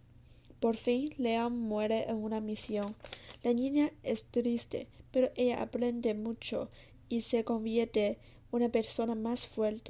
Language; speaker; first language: Spanish; non-native, learner; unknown